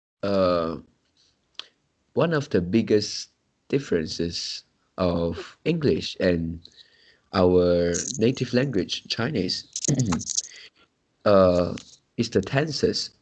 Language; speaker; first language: English; non-native, local second language; Chinese